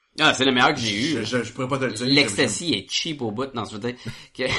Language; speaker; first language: French; native; French